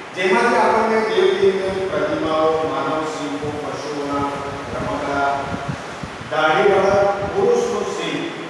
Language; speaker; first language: Gujarati; native; Gujarati